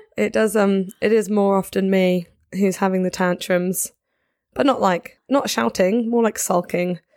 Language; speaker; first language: English; native; English